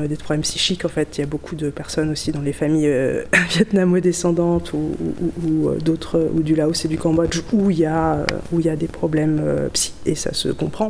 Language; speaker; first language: French; native; French